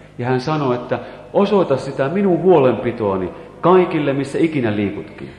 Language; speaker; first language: Finnish; native; Finnish